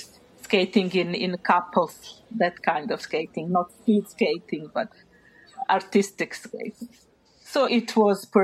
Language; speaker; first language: English; non-native, fluent; Bosnian